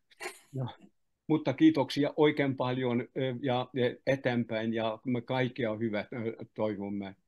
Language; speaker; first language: Finnish; non-native, fluent; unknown